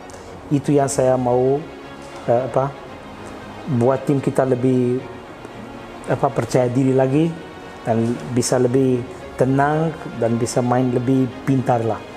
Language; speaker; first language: Indonesian; non-native, fluent; Portuguese